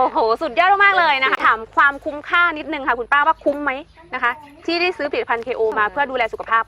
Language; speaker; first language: Thai; native; Thai